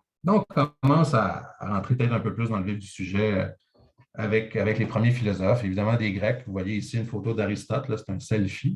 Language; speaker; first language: French; native; French